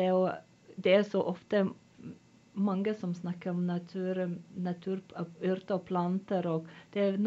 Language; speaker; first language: Swedish; non-native, learner; Lithuanian